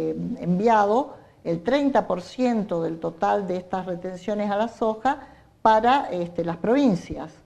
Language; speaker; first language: Spanish; native; Spanish